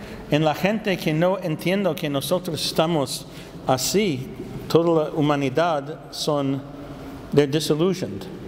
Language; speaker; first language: Spanish; non-native, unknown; English